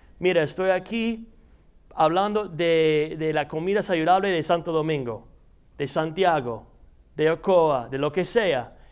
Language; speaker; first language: Spanish; non-native, fluent; English